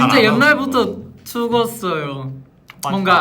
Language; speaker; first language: Korean; non-native, local second language; Filipino